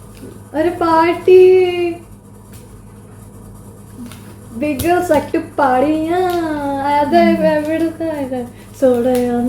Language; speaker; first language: Malayalam; early bilingual, heritage; Malayalam